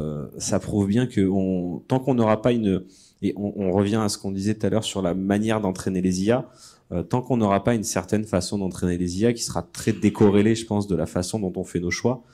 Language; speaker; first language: French; native; French